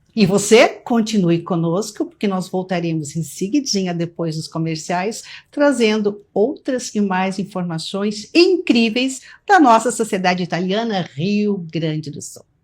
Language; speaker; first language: Portuguese; native; Portuguese